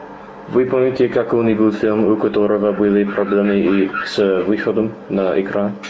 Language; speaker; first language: Russian; non-native, learner; English